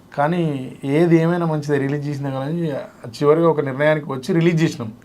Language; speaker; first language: Telugu; native; Telugu